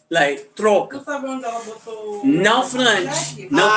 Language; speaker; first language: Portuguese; non-native, learner; English